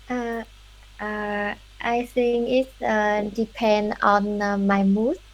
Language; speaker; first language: English; non-native, learner; Vietnamese